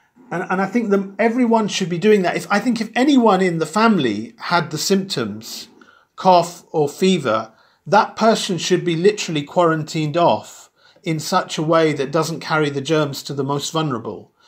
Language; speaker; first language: English; native; English